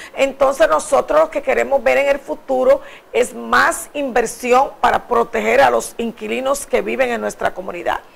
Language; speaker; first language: Spanish; native; Spanish